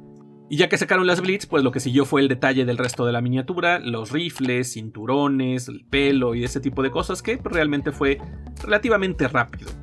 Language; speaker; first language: Spanish; native; Spanish